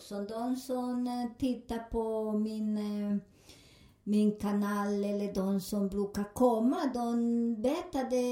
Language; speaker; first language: Swedish; non-native, learner; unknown